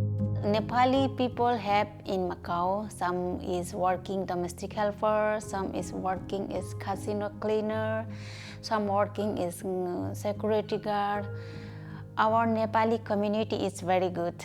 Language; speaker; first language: English; non-native, learner; Nepali